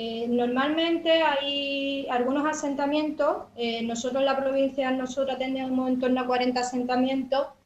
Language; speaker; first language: Spanish; native; Spanish